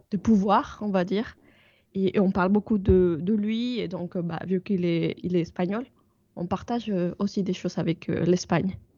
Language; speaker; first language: French; non-native, fluent; Spanish